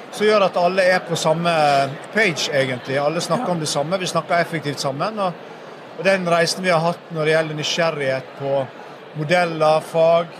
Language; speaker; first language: Norwegian; native; Norwegian